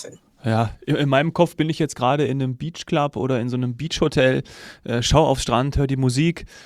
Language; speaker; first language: German; native; German